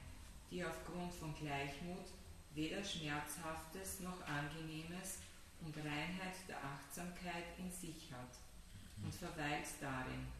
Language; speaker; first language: German; native; German